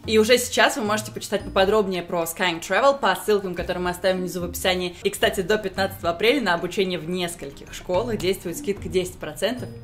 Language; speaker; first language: Russian; native; Russian